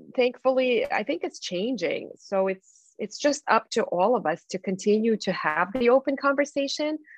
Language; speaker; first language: English; non-native, fluent; Russian